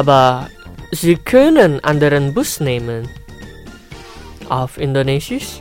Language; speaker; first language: German; non-native, fluent; Indonesian